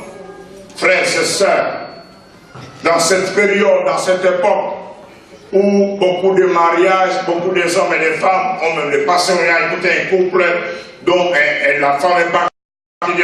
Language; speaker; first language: French; non-native, local second language; Lingala